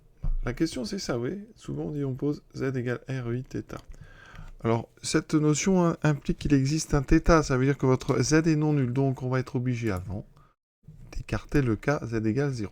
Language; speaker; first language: French; native; French